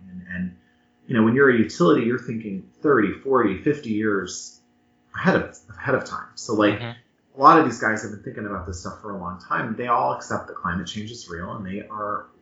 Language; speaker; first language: English; native; English